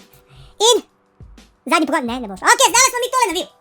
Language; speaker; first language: Slovenian; native; Slovenian